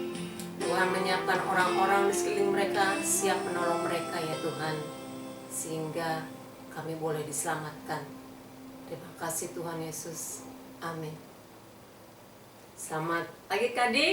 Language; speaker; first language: Indonesian; native; Indonesian